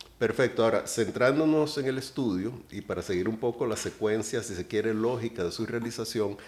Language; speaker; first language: Spanish; native; Spanish